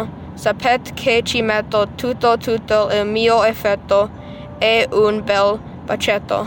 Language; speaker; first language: Italian; non-native, learner; English